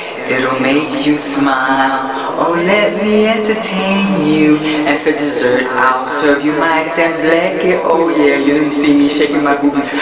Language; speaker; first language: English; early bilingual, other home language; Spanish